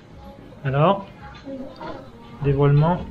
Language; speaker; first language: French; native; French